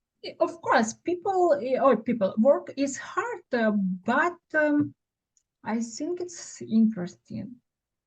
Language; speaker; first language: English; non-native, learner; Ukrainian